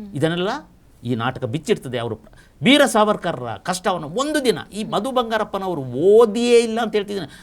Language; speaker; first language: Kannada; non-native, local second language; Kodava